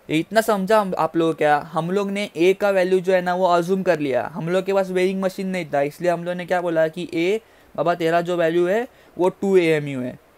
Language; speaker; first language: Hindi; native; Hindi